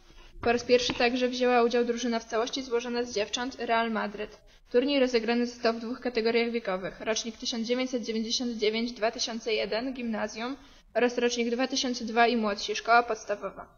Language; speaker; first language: Polish; native; Polish